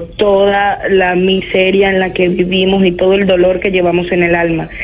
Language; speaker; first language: Spanish; native; Spanish